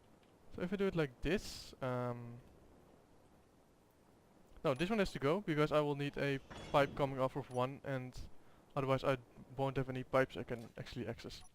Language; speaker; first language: English; non-native, fluent; Dutch